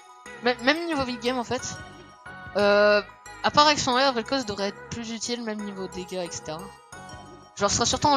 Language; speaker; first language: French; native; French